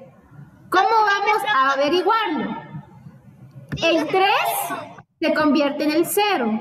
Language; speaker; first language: Spanish; native; Spanish